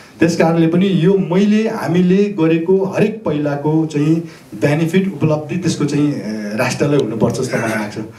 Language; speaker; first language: Nepali; non-native, local second language; Sherpa